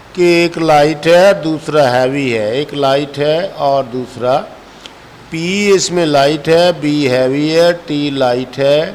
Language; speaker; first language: Urdu; non-native, local second language; Punjabi